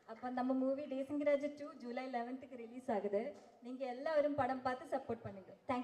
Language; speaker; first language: Tamil; non-native, learner; Malayalam